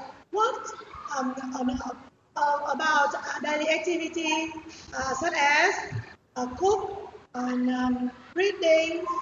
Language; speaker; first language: English; non-native, learner; Vietnamese